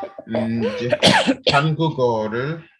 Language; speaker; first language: Korean; non-native, learner; English